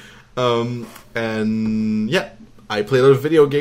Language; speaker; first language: English; non-native, fluent; French